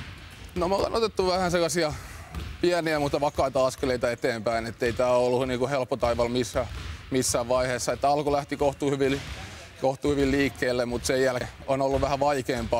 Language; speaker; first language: Finnish; native; Finnish